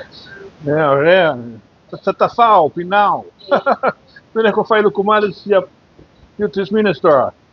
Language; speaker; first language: Greek; early bilingual, heritage; Greek